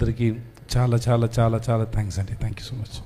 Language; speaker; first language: Telugu; non-native, learner; Tamil